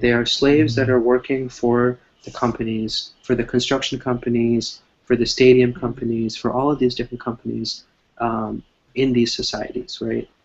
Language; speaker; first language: English; non-native, fluent; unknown